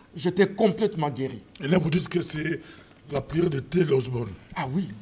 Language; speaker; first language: French; non-native, local second language; Lingala